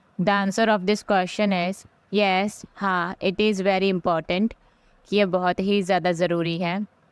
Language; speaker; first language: Hindi; native; Hindi